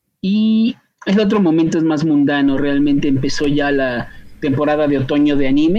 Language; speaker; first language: Spanish; native; Spanish